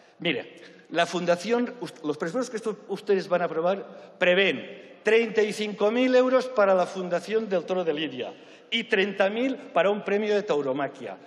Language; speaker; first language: Spanish; non-native, local second language; Catalan